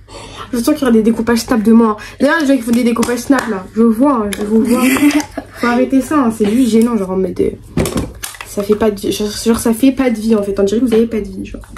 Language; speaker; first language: French; native; French